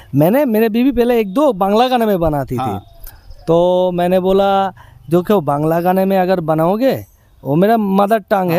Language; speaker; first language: Hindi; non-native, local second language; Bangla